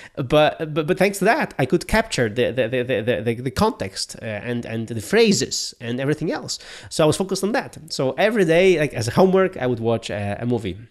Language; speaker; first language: English; non-native, fluent; Polish